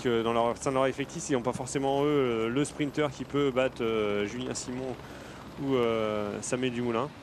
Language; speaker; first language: French; native; French